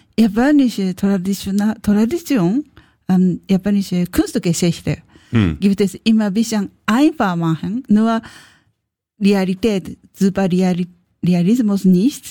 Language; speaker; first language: German; non-native, learner; Japanese